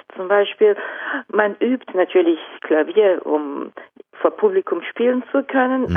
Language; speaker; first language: German; non-native, fluent; Japanese